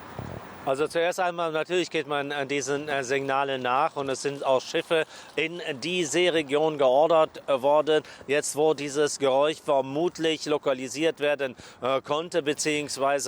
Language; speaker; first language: German; native; German